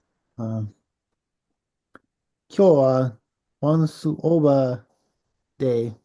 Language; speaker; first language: Japanese; non-native, learner; English